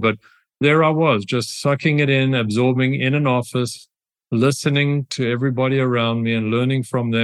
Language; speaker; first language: English; native; English